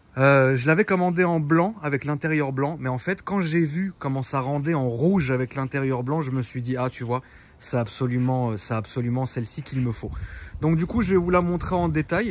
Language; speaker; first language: French; native; French